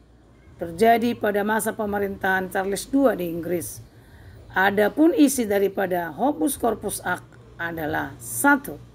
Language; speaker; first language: Indonesian; native; Indonesian